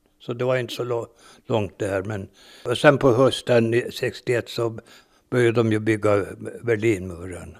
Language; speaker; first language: Swedish; native; Swedish